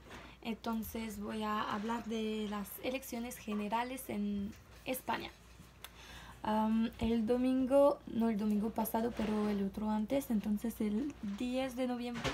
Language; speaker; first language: Spanish; non-native, learner; French